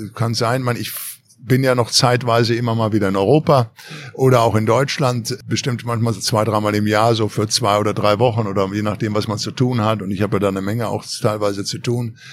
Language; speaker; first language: German; native; German